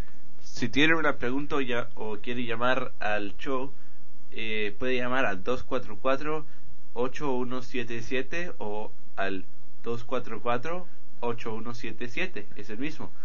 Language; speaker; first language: Spanish; non-native, fluent; English